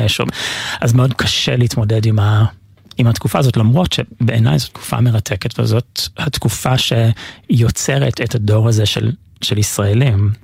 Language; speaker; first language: Hebrew; non-native, fluent; English